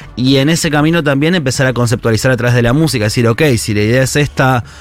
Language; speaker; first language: Spanish; native; Spanish